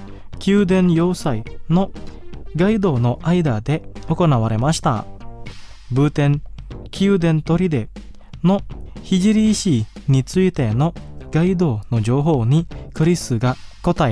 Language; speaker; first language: Japanese; non-native, fluent; Indonesian